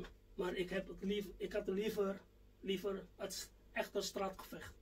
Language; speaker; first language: Dutch; non-native, fluent; Indonesian